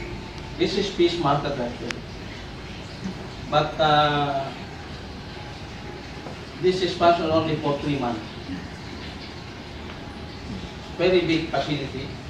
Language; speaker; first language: English; non-native, fluent; Indonesian